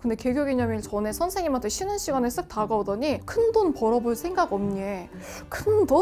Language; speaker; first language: Korean; native; Korean